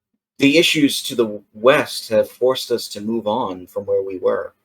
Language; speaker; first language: English; native; English